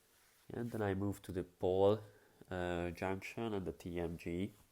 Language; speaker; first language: English; non-native, fluent; Hungarian